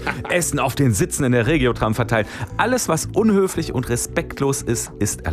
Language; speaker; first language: German; native; German